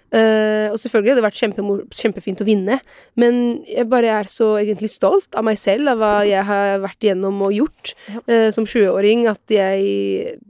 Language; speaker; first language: Norwegian; non-native, fluent; Italian